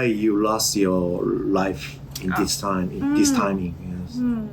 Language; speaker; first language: English; non-native, learner; Japanese